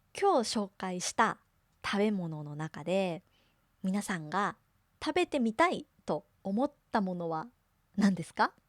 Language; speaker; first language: Japanese; native; Japanese